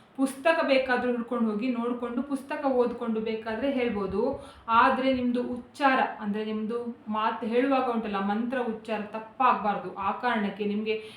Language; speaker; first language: Kannada; non-native, local second language; Konkani